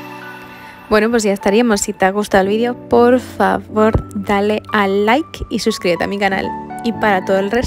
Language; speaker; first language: Spanish; native; Spanish